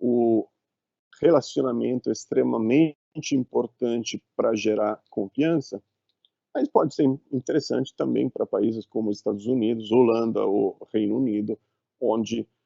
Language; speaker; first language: Portuguese; non-native, fluent; Italian